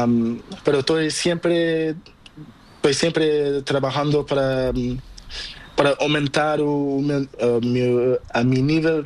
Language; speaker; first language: Spanish; non-native, learner; Portuguese